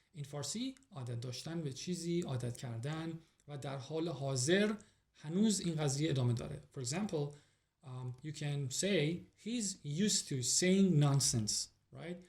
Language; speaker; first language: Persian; native; Persian